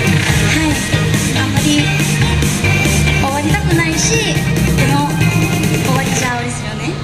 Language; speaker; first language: Japanese; non-native, fluent; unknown